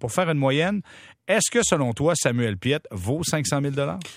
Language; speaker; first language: French; native; French